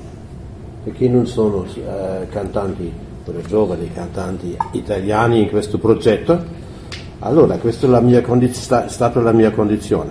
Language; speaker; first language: Italian; non-native, fluent; German